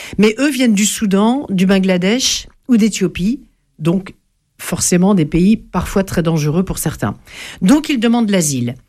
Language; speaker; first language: French; native; French